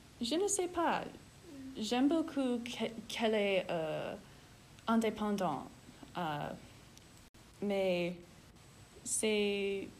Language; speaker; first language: French; non-native, learner; English